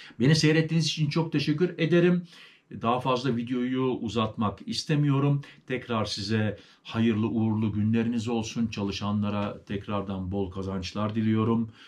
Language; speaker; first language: Turkish; early bilingual, heritage; Turkish